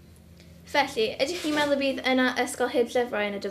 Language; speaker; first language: Welsh; non-native, local second language; English